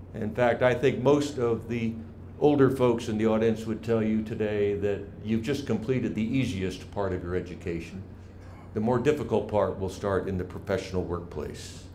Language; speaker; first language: English; native; English